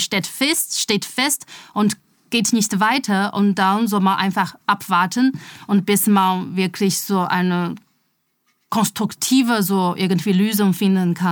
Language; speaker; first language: German; non-native, fluent; Chinese